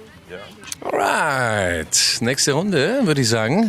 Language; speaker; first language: German; native; German